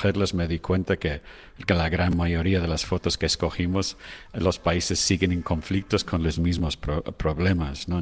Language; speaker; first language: Spanish; non-native, fluent; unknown